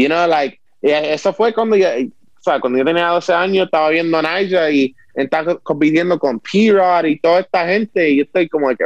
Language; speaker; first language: Spanish; early bilingual, heritage; Spanish